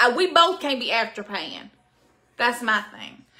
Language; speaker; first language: English; native; English